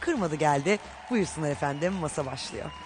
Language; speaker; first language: Turkish; native; Turkish